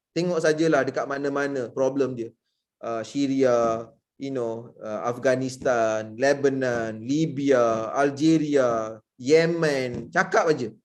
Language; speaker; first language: Malay; native; Malay